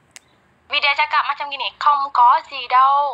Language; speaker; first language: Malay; non-native, learner; Vietnamese